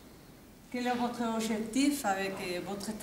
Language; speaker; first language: French; non-native, fluent; Basque